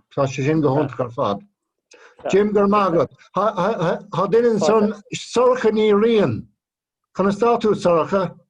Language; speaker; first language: Irish; native; Irish